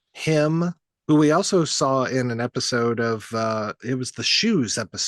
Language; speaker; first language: English; native; English